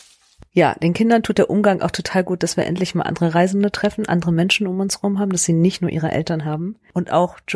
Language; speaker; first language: German; native; German